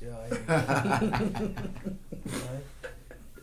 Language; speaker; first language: English; native; English